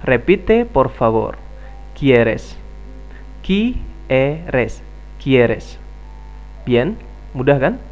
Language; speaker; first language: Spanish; non-native, fluent; Indonesian